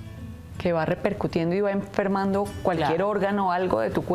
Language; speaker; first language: Spanish; native; Spanish